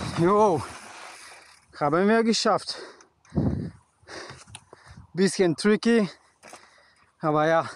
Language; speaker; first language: German; non-native, learner; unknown